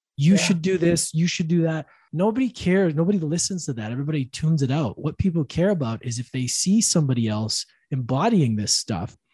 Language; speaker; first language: English; native; English